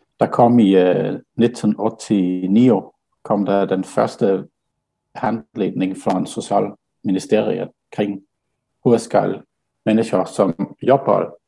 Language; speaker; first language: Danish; native; Danish